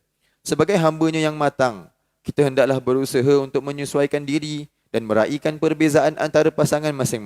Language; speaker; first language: Malay; native; Malay